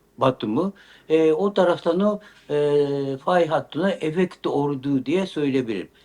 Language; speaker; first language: Turkish; non-native, learner; Japanese